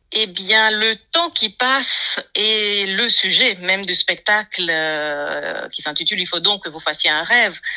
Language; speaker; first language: French; non-native, fluent; Romanian